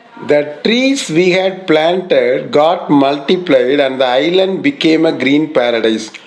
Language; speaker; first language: English; non-native, local second language; Tamil